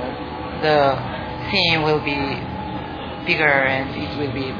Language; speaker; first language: English; non-native, fluent; Japanese